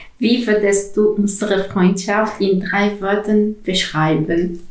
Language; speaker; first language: German; non-native, learner; Arabic